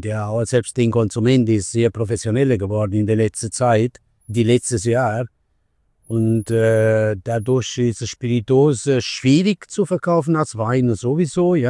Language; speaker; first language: German; non-native, fluent; Italian